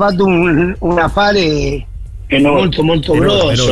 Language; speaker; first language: Italian; non-native, fluent; Spanish